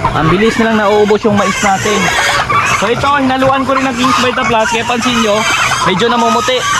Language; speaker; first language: Filipino; non-native, local second language; Cebuano